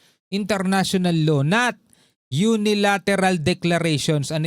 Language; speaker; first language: Filipino; native; Filipino